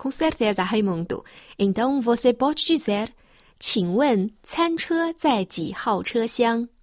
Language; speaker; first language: Portuguese; non-native, fluent; Chinese